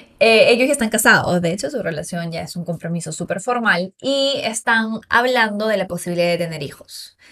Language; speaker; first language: Spanish; native; Spanish